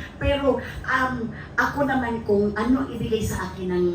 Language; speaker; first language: Filipino; non-native, local second language; Cebuano